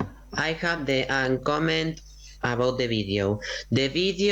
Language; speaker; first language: English; non-native, learner; Spanish